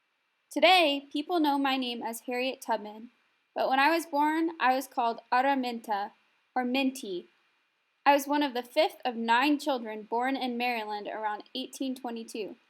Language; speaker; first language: English; native; English